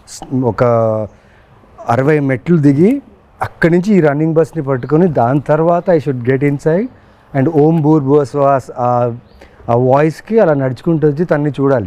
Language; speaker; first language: Telugu; native; Telugu